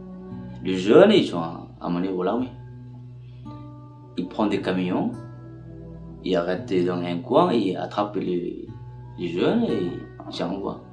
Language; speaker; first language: French; non-native, learner; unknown